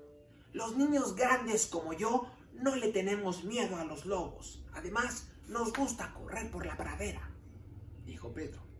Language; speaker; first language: Spanish; native; Spanish